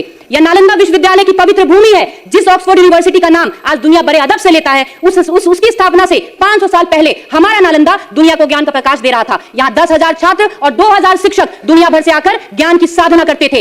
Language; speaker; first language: Hindi; native; Hindi